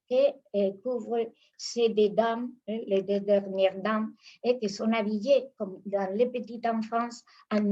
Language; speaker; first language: French; non-native, fluent; Spanish